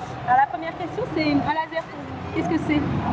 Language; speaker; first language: French; native; French